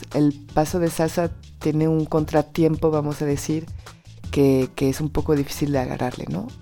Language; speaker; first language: Spanish; non-native, fluent; French